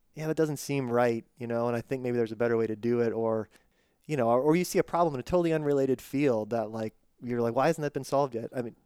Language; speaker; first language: English; native; English